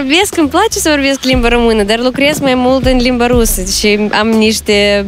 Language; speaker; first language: Romanian; non-native, local second language; Russian